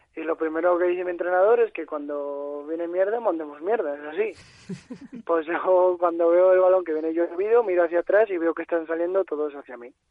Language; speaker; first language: Spanish; native; Spanish